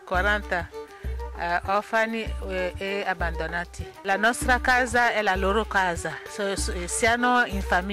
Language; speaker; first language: Italian; non-native, fluent; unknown